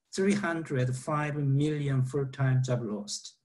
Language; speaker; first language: English; non-native, fluent; Korean